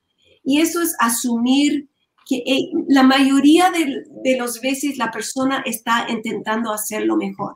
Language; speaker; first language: Spanish; non-native, learner; English